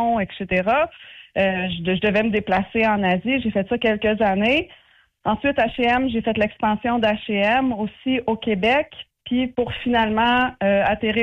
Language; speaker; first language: French; native; French